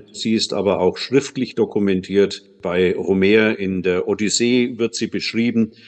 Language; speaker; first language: German; native; German